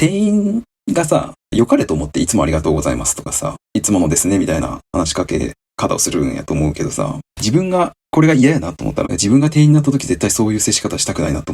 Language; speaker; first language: Japanese; native; Japanese